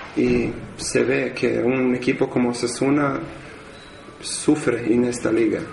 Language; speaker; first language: Spanish; non-native, learner; Serbian